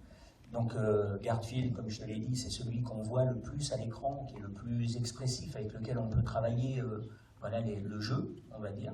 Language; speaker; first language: French; native; French